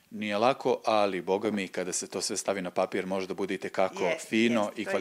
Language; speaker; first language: Serbian; native; Serbian